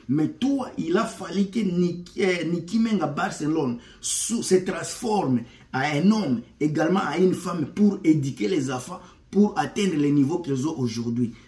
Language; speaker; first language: French; non-native, local second language; Lingala